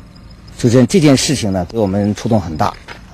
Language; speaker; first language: Chinese; native; Chinese